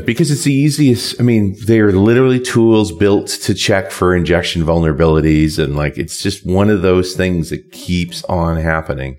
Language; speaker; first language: English; native; English